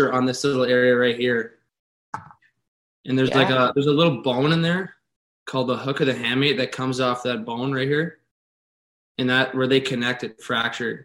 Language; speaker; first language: English; native; English